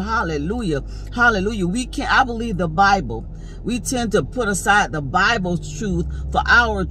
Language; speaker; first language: English; native; English